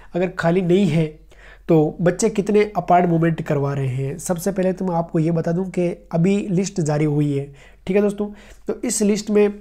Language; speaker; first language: Hindi; native; Hindi